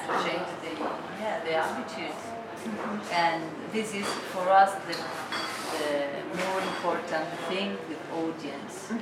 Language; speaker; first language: English; non-native, fluent; Italian